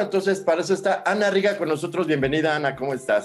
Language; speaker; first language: Spanish; native; Spanish